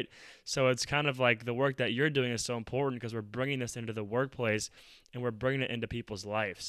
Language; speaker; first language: English; native; English